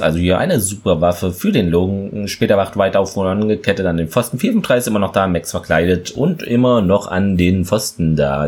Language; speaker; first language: German; native; German